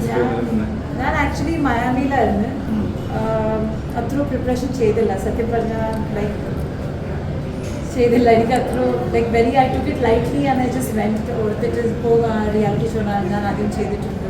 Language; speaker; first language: Malayalam; early bilingual, heritage; Malayalam